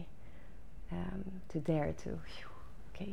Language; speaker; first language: English; non-native, fluent; Swedish